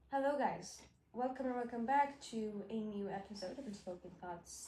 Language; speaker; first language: English; non-native, local second language; Arabic